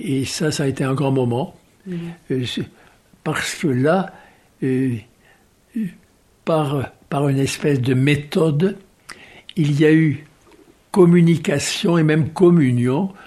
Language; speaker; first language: French; native; French